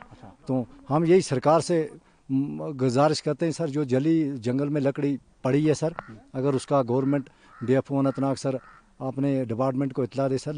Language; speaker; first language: Urdu; non-native, local second language; Kashmiri